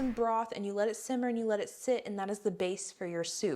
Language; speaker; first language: English; native; English